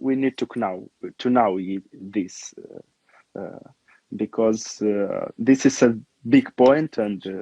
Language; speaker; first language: English; non-native, learner; Romanian